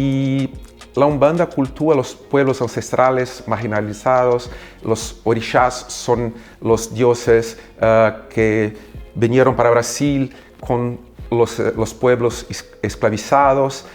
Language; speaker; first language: Spanish; non-native, fluent; Portuguese